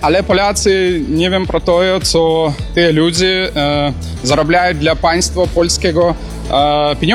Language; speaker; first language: Polish; non-native, learner; Belarusian